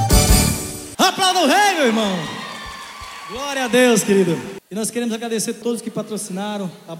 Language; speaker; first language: Portuguese; native; Portuguese